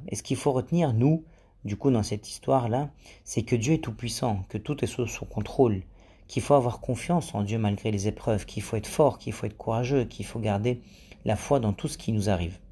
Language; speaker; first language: French; native; French